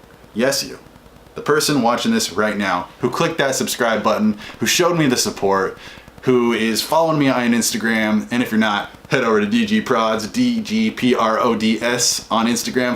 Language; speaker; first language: English; native; English